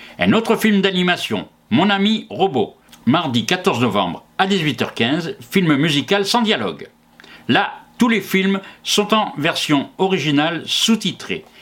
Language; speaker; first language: French; native; French